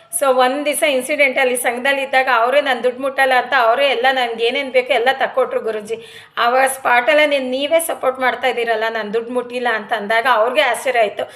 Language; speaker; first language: Kannada; non-native, local second language; Telugu